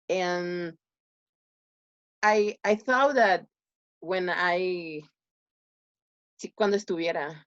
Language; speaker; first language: English; non-native, learner; Spanish